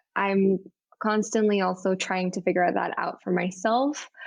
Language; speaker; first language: English; native; English